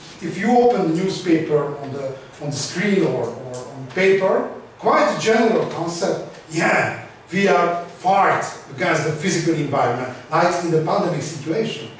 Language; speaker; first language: English; non-native, learner; Hungarian